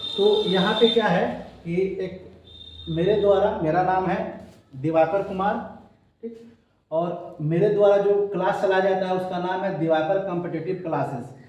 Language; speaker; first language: Hindi; native; Hindi